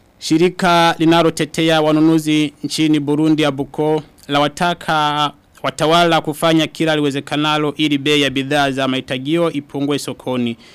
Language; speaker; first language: Swahili; non-native, local second language; Rundi